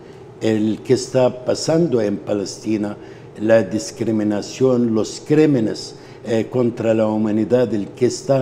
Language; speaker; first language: Spanish; non-native, fluent; Arabic